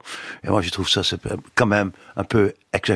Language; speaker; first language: French; non-native, fluent; Dutch